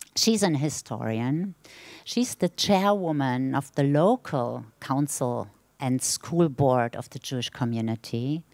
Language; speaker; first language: English; non-native, fluent; German